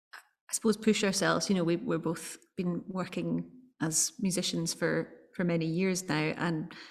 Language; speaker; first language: English; native; English